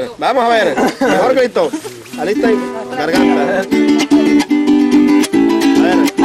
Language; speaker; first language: Spanish; native; Spanish